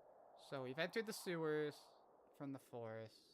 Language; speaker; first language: English; native; English